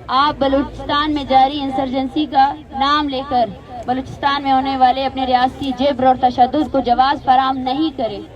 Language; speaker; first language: Urdu; non-native, local second language; Baluchi